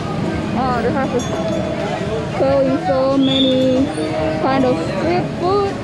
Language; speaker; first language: English; non-native, learner; Indonesian